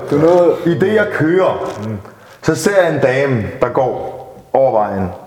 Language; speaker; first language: Danish; native; Danish